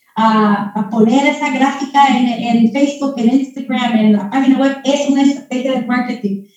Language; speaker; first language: Spanish; early bilingual, heritage; Spanish